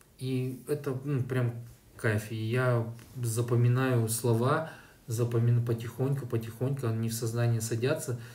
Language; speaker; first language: Russian; native; Russian